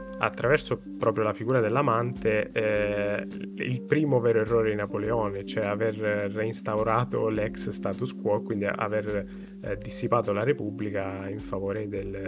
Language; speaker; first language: Italian; native; Italian